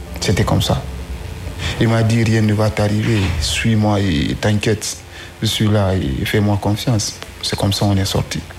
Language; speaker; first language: French; non-native, local second language; Susu